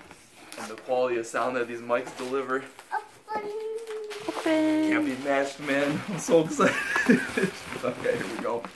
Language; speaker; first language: English; native; English